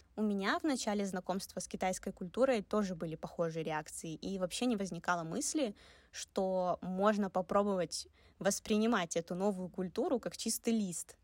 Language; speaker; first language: Russian; native; Russian